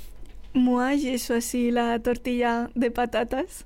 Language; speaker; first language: French; non-native, learner; Spanish